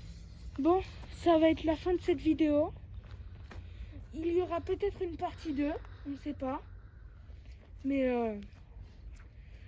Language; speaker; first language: French; native; French